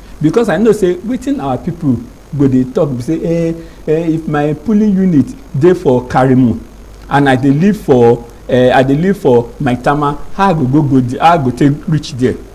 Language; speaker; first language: Nigerian Pidgin; non-native, local second language; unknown